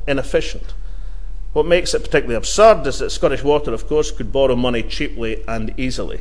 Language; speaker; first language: English; native; English